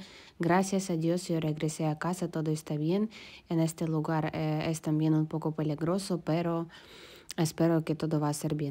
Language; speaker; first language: Spanish; non-native, learner; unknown